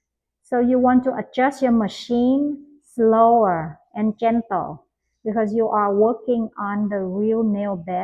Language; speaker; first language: English; non-native, fluent; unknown